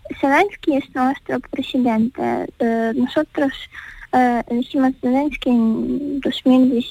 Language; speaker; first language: Spanish; non-native, learner; Ukrainian